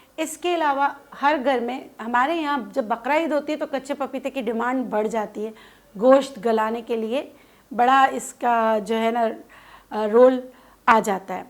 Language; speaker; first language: Urdu; non-native, local second language; Khowar